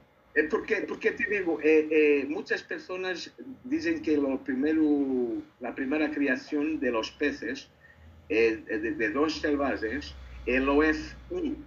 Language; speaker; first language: Spanish; non-native, learner; Portuguese